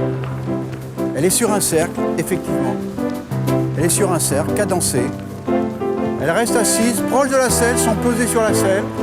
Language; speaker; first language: French; native; French